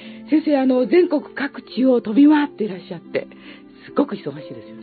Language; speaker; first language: Japanese; native; Japanese